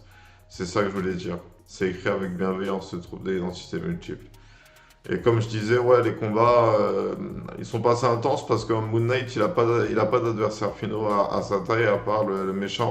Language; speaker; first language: French; native; French